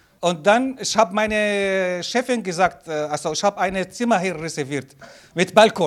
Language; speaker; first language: German; non-native, learner; Arabic